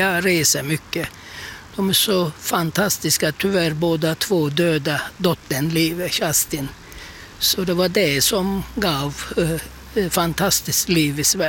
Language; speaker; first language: Swedish; non-native, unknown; Turkish